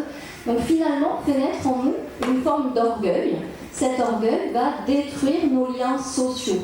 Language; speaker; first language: French; native; French